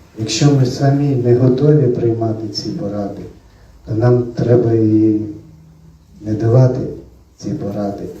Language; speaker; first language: Ukrainian; non-native, local second language; Russian